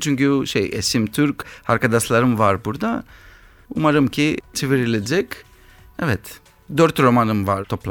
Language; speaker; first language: Turkish; non-native, learner; Greek